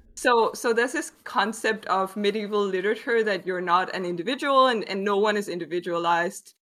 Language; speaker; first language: English; non-native, fluent; Danish